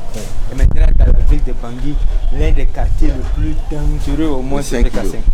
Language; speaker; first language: French; non-native, local second language; Sango